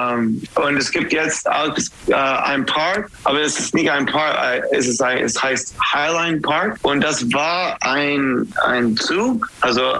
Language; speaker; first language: German; non-native, fluent; English